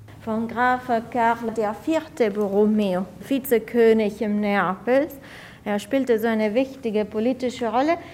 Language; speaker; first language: German; non-native, fluent; Italian